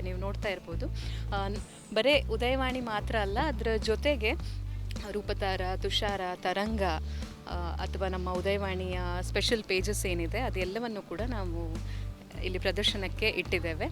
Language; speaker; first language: Kannada; native; Kannada